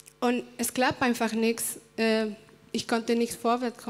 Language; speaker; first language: German; non-native, fluent; Spanish